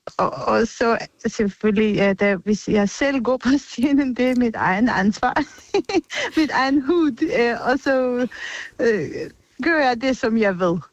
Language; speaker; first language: Danish; non-native, fluent; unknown